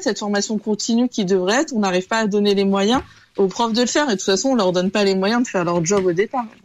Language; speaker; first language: French; native; French